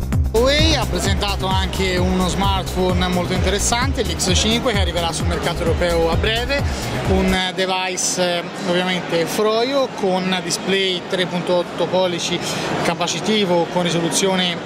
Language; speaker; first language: Italian; native; Italian